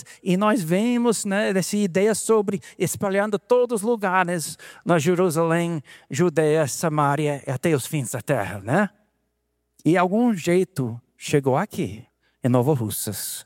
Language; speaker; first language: Portuguese; non-native, fluent; English